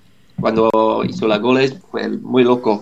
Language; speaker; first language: Spanish; non-native, learner; English